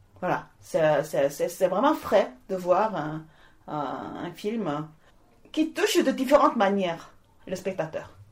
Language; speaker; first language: French; non-native, fluent; Korean